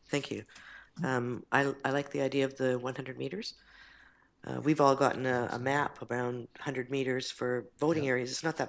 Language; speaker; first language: English; native; English